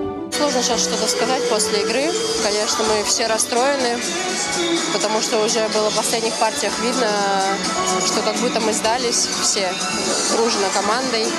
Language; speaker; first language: Russian; native; Russian